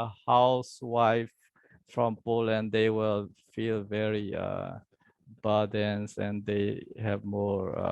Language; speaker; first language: English; non-native, learner; Burmese